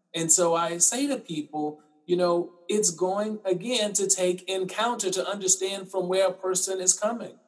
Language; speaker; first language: English; native; English